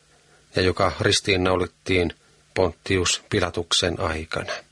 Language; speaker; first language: Finnish; native; Finnish